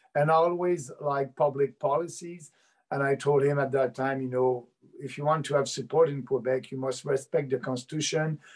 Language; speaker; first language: English; native; English